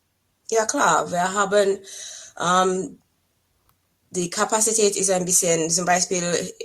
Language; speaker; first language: German; non-native, fluent; English